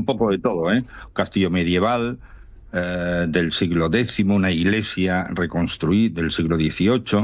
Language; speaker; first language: Spanish; native; Spanish